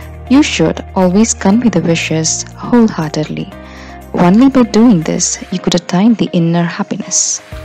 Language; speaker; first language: English; non-native, local second language; Tamil